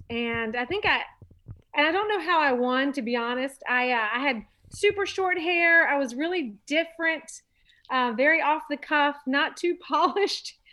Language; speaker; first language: English; native; English